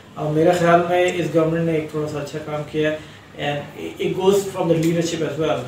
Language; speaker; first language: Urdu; native; Urdu